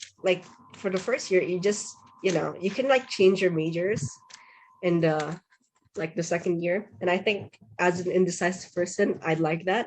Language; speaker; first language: English; non-native, fluent; Indonesian